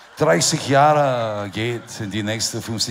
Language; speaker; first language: German; non-native, learner; English